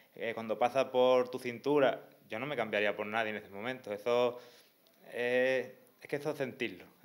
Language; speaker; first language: Spanish; native; Spanish